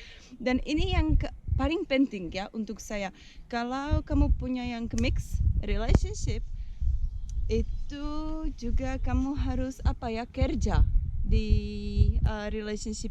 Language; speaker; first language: Indonesian; non-native, learner; Czech